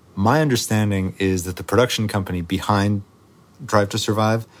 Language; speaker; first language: English; native; English